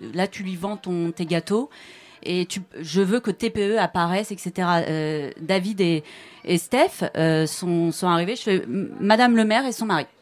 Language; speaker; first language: French; native; French